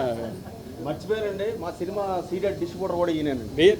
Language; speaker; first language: Telugu; native; Telugu